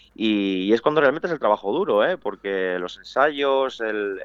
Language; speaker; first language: Spanish; native; Spanish